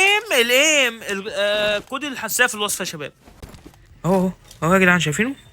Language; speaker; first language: Arabic; native; Arabic